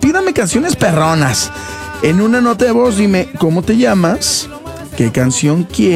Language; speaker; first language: Spanish; native; Spanish